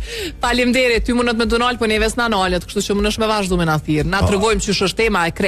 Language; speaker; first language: Albanian; native; Albanian